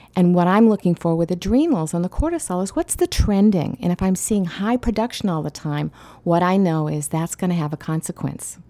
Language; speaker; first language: English; native; English